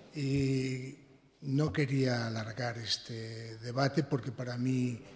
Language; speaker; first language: Spanish; native; Spanish